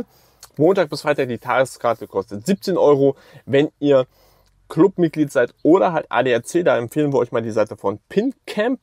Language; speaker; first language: German; native; German